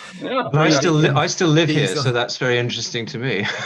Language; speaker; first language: English; native; English